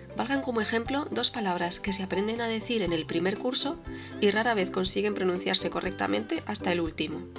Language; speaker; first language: Spanish; native; Spanish